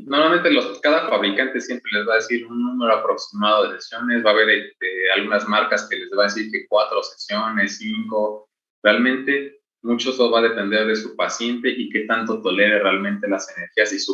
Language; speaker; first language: Spanish; native; Spanish